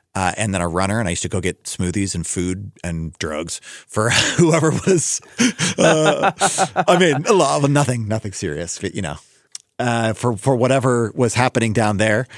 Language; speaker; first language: English; native; English